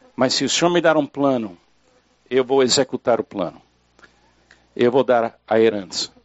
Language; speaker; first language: Portuguese; non-native, fluent; English